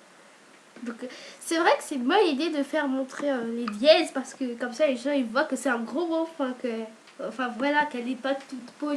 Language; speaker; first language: French; native; French